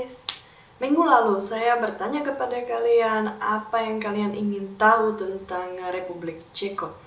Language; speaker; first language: Indonesian; non-native, fluent; Czech